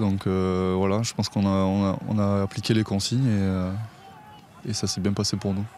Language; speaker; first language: French; native; French